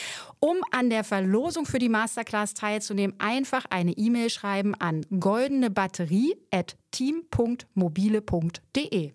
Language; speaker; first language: German; native; German